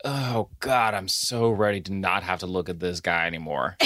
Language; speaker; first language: English; native; English